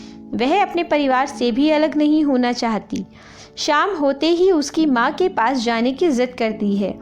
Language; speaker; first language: Hindi; native; Hindi